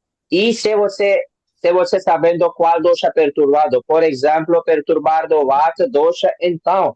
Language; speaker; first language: Portuguese; non-native, learner; Hindi